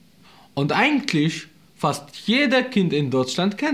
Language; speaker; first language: German; non-native, fluent; Arabic